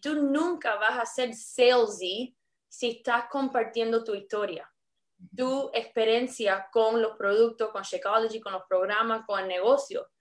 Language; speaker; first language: Spanish; early bilingual, heritage; English